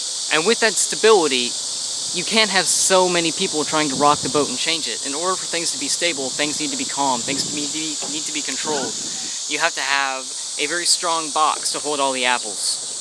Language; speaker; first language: English; native; English